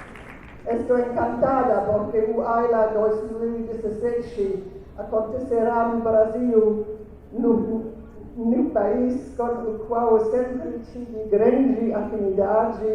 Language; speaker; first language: Portuguese; non-native, fluent; French